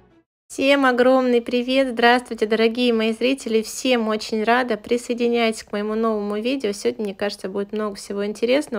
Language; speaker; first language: Russian; native; Russian